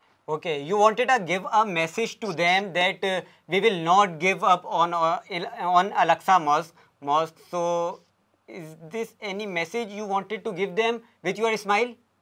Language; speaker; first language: English; non-native, local second language; Urdu